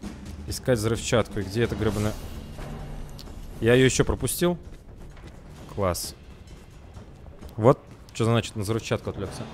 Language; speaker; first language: Russian; native; Russian